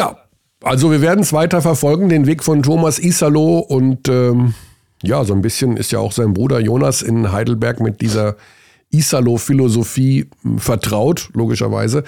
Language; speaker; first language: German; native; German